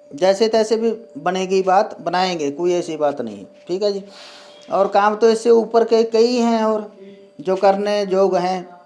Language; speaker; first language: Hindi; non-native, local second language; Punjabi